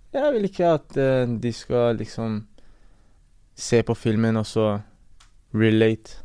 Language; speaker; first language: Norwegian; early bilingual, other home language; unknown